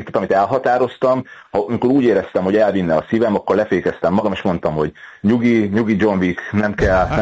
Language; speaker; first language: Hungarian; native; Hungarian